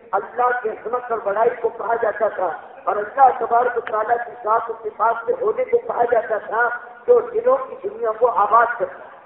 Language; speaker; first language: Urdu; native; Urdu